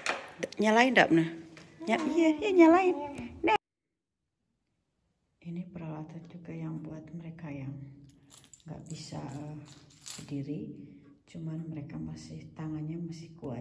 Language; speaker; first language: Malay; non-native, local second language; Sundanese